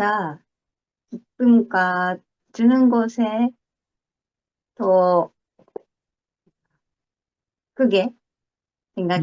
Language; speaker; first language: Korean; non-native, learner; Japanese